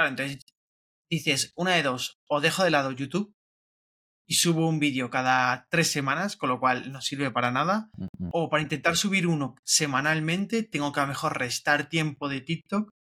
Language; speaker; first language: Spanish; native; Spanish